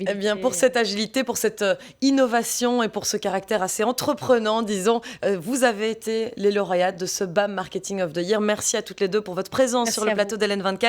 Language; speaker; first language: French; native; French